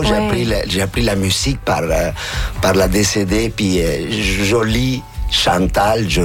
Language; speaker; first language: French; non-native, fluent; Spanish